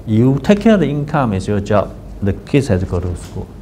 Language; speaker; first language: English; non-native, fluent; Chinese